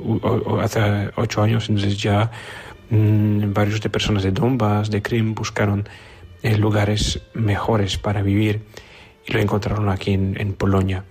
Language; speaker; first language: Spanish; non-native, fluent; Polish